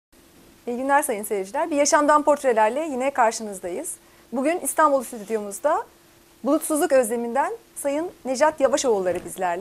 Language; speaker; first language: Turkish; native; Turkish